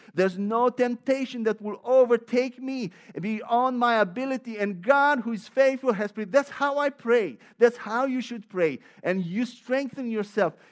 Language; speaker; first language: English; non-native, fluent; Romanian